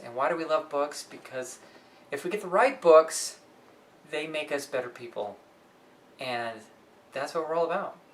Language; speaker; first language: English; native; English